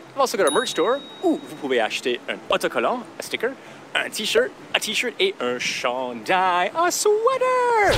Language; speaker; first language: French; non-native, learner; English